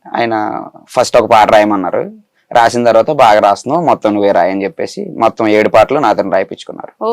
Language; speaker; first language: Telugu; native; Telugu